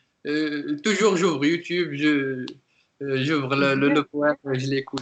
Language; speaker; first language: French; non-native, local second language; Arabic